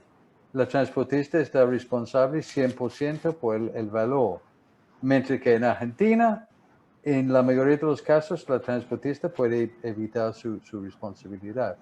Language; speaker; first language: Spanish; non-native, fluent; English